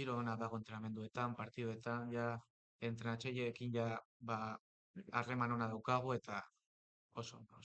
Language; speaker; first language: Basque; non-native, local second language; Spanish